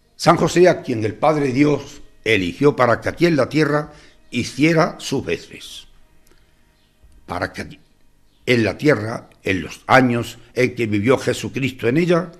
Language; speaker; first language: Spanish; native; Spanish